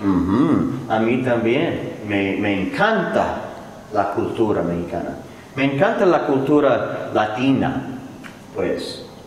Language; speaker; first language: Spanish; non-native, fluent; English